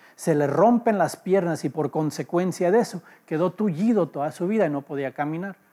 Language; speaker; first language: Spanish; early bilingual, heritage; Spanish